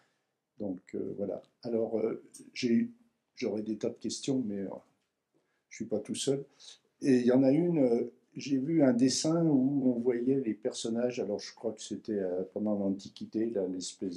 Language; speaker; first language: French; native; French